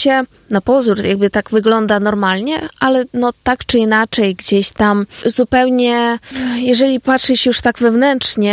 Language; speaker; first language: Polish; non-native, fluent; Ukrainian